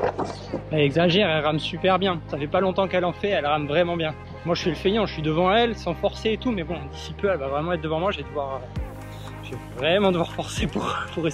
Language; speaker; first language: French; native; French